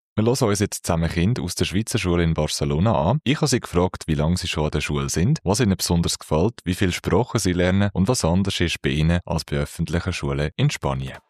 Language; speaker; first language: German; native; German